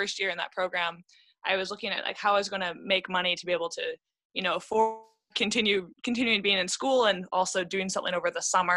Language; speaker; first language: English; native; English